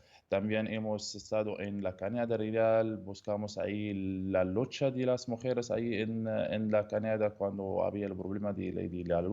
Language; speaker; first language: Spanish; non-native, learner; Arabic